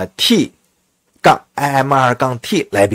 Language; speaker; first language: Chinese; native; Chinese